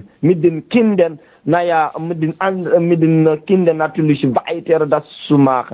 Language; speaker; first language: German; non-native, fluent; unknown